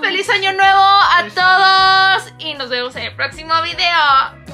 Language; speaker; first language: Spanish; non-native, fluent; Korean